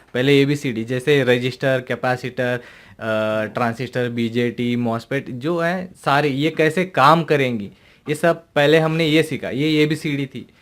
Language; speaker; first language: Hindi; non-native, local second language; Urdu